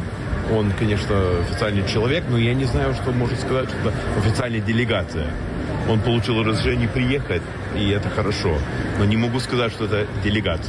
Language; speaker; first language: Russian; non-native, fluent; English